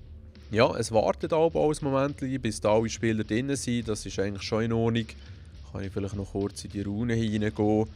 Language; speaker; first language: German; native; German